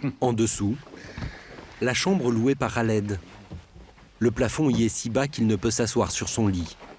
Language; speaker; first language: French; native; French